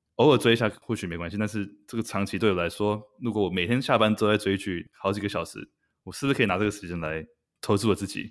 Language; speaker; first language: Chinese; native; Chinese